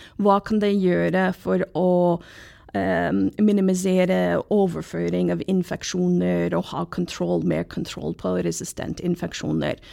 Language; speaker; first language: Norwegian; non-native, fluent; English